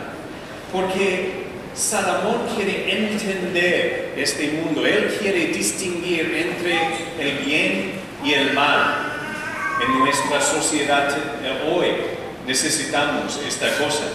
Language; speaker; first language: Spanish; non-native, fluent; English